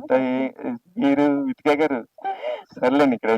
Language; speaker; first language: Telugu; native; Telugu